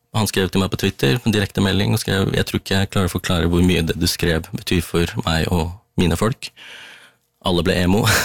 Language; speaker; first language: Norwegian; early bilingual, other home language; Tamil